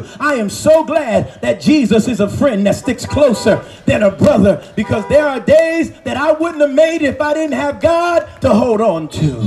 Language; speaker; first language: English; native; English